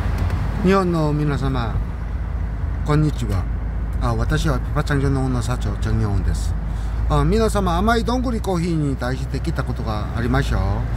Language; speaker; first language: Japanese; non-native, learner; Korean